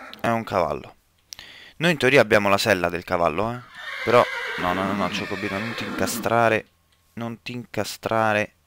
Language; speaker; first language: Italian; native; Italian